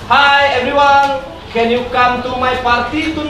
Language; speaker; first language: English; non-native, learner; Indonesian